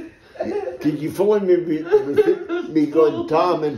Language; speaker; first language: English; native; English